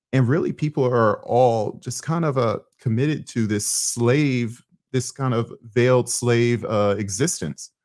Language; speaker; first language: English; native; English